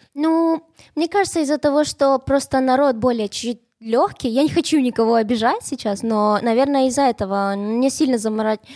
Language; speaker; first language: Russian; non-native, fluent; Spanish